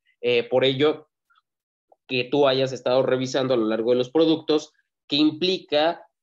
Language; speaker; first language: Spanish; native; Spanish